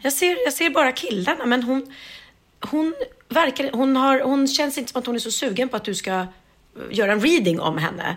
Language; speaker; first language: Swedish; native; Swedish